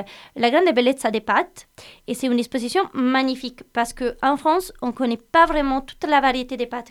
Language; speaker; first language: French; non-native, fluent; Italian